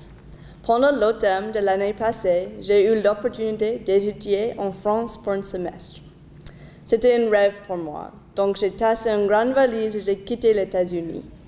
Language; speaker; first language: French; non-native, learner; English